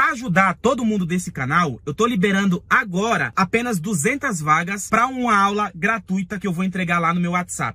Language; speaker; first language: Portuguese; native; Portuguese